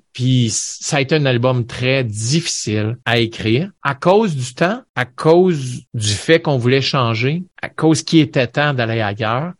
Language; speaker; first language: French; native; French